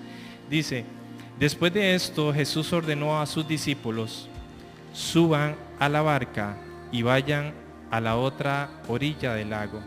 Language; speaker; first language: Spanish; native; Spanish